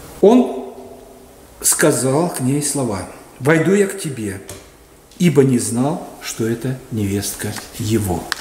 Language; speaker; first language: Russian; native; Russian